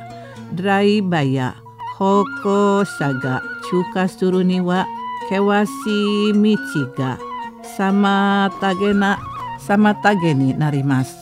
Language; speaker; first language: Japanese; non-native, fluent; Indonesian